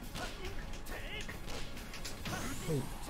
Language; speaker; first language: Japanese; native; Japanese